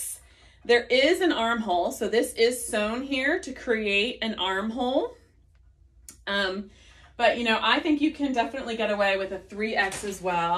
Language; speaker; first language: English; native; English